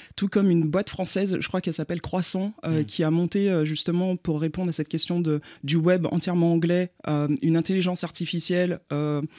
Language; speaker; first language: French; native; French